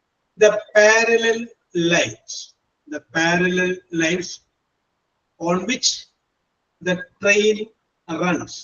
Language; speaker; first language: English; non-native, fluent; Malayalam